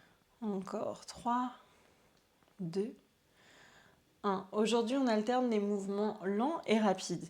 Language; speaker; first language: French; native; French